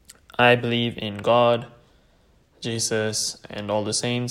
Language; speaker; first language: English; non-native, fluent; Tamil